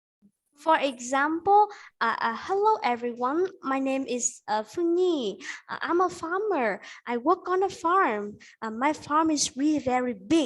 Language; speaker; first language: English; non-native, fluent; Vietnamese